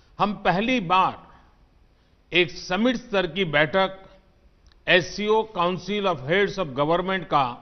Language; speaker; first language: Hindi; non-native, local second language; Gujarati